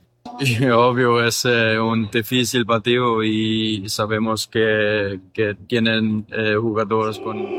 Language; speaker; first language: Spanish; early bilingual, heritage; English